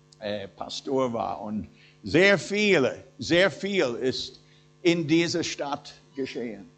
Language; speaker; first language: German; non-native, fluent; English